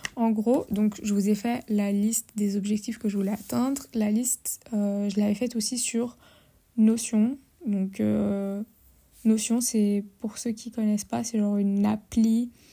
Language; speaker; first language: French; native; French